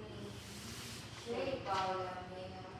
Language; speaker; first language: Chinese; non-native, learner; Filipino